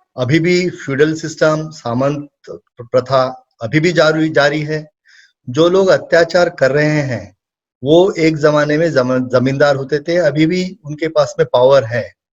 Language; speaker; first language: Hindi; non-native, local second language; Marathi